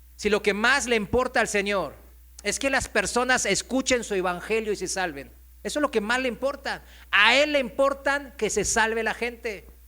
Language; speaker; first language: Spanish; non-native, fluent; Korean